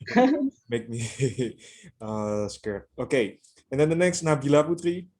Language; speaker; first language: English; non-native, local second language; Indonesian